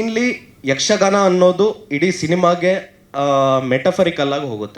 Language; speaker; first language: Kannada; native; Kannada